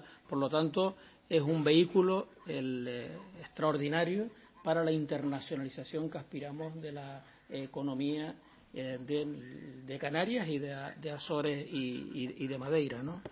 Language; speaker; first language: Spanish; native; Spanish